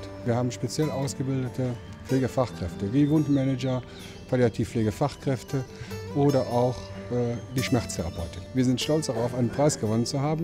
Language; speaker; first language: German; native; German